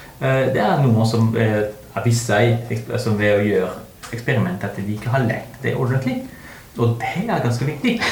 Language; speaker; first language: Norwegian; non-native, fluent; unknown